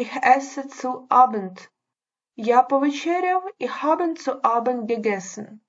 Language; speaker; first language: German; non-native, learner; Ukrainian